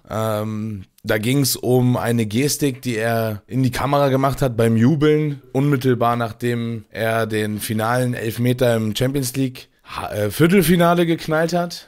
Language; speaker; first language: German; early bilingual, other home language; Turkish